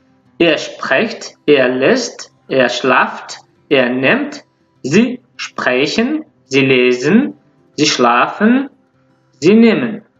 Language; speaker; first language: German; non-native, fluent; French